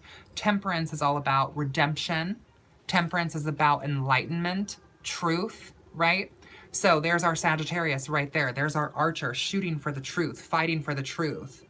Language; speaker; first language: English; native; English